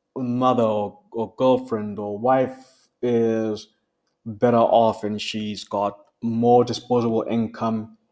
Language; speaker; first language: English; non-native, local second language; Tswana